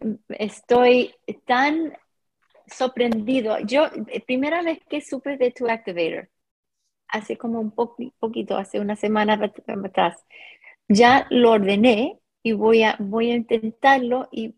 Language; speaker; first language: Spanish; non-native, fluent; English